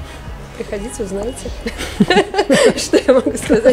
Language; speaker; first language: Russian; native; Russian